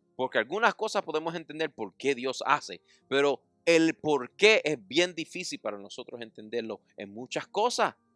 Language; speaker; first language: Spanish; early bilingual, heritage; Spanish